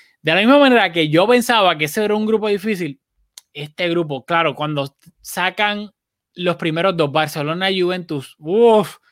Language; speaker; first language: Spanish; native; Spanish